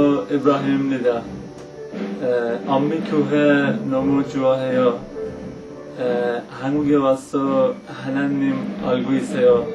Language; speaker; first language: Korean; non-native, learner; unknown